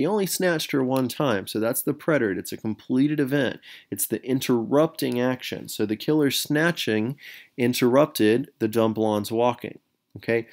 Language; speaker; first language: English; native; English